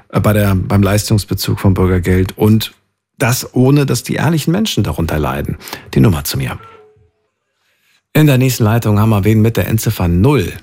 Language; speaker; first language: German; native; German